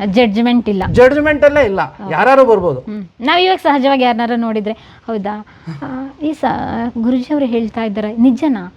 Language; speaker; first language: Kannada; native; Kannada